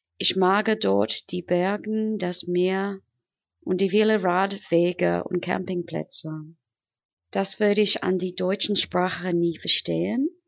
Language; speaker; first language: German; non-native, fluent; English